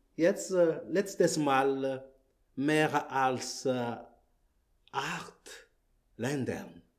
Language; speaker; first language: German; non-native, learner; Malagasy